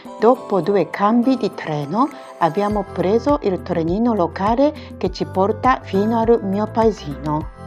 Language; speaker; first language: Italian; non-native, fluent; Japanese